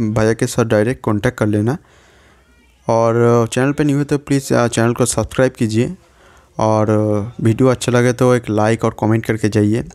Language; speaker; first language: Hindi; non-native, local second language; Bangla